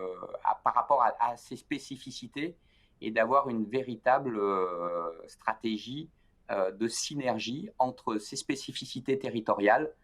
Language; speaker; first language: French; native; French